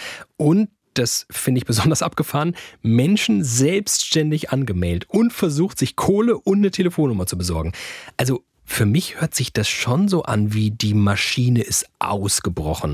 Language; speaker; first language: German; native; German